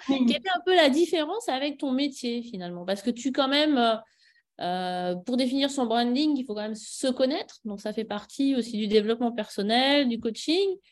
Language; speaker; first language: French; native; French